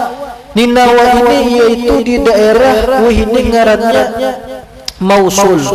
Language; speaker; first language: Indonesian; non-native, local second language; Banjar